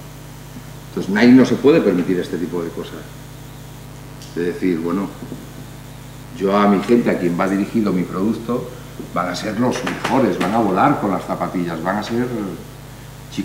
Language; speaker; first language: Spanish; native; Spanish